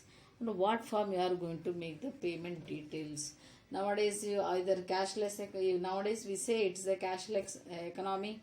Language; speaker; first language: English; non-native, local second language; Kannada